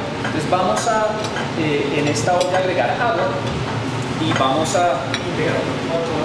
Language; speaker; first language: Spanish; native; Spanish